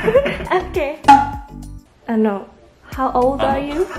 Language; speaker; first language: English; non-native, learner; Japanese